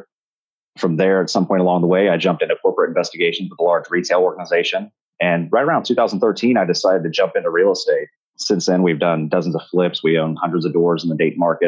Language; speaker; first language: English; native; English